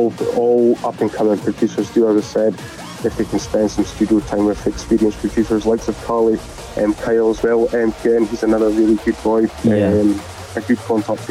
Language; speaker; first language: English; native; English